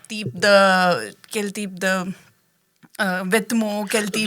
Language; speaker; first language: French; non-native, learner; Hindi